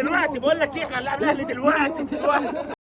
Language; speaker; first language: Arabic; native; Arabic